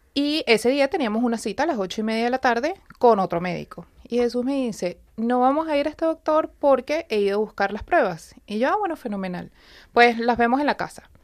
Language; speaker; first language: Spanish; native; Spanish